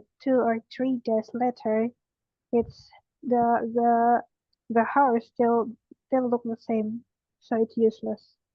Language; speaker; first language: English; non-native, learner; Indonesian